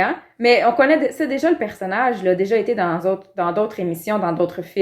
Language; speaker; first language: French; native; French